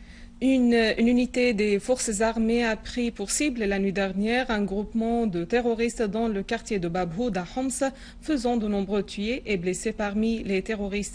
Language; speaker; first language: French; non-native, fluent; Arabic